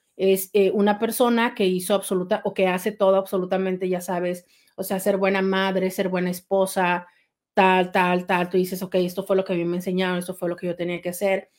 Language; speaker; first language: Spanish; native; Spanish